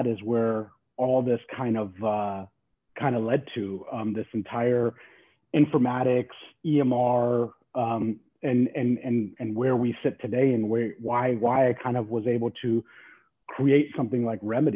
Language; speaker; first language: English; native; English